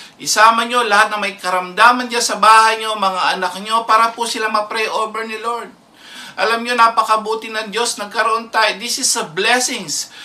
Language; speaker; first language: Filipino; native; Filipino